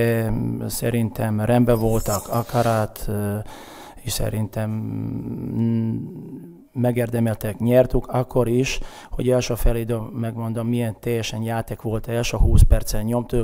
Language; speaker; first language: Hungarian; non-native, learner; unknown